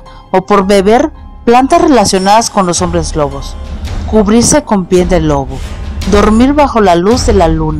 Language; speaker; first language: Spanish; native; Spanish